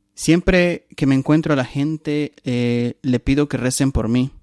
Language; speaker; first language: Spanish; native; Spanish